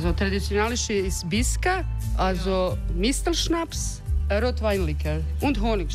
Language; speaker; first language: German; non-native, fluent; Croatian